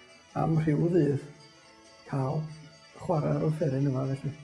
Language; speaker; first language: Welsh; native; Welsh